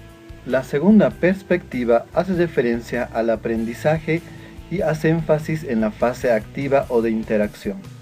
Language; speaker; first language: Spanish; native; Spanish